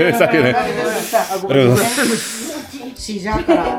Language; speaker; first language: Japanese; native; Japanese